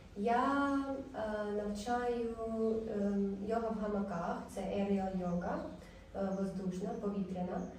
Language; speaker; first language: Ukrainian; non-native, local second language; Russian